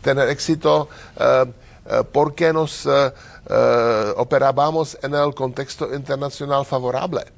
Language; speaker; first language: Spanish; non-native, learner; Czech